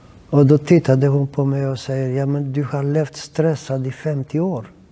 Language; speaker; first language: Swedish; non-native, fluent; Greek